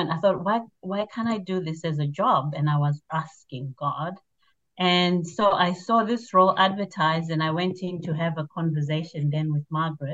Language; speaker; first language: English; non-native, local second language; Shona